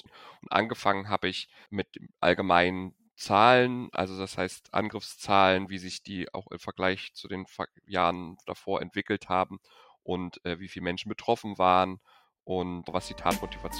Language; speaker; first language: German; native; German